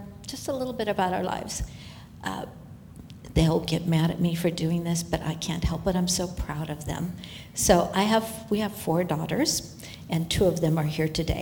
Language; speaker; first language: English; native; English